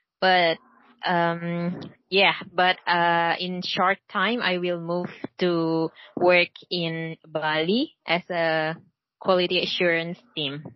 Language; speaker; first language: English; non-native, learner; Indonesian